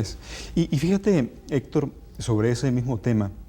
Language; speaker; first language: Spanish; native; Spanish